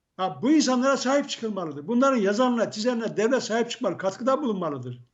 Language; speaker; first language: Turkish; native; Turkish